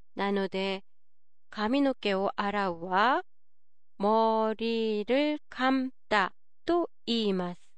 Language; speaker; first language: Japanese; non-native, fluent; Korean